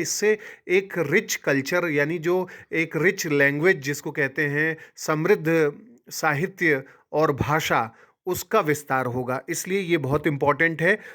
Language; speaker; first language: Hindi; native; Hindi